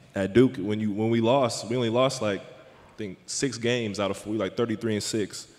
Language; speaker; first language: English; native; English